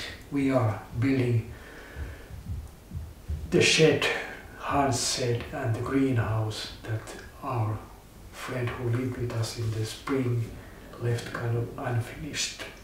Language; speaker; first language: English; non-native, fluent; Finnish